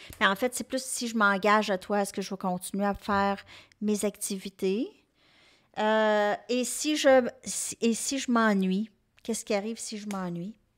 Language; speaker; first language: French; native; French